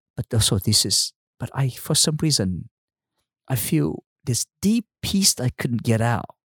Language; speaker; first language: English; non-native, fluent; Vietnamese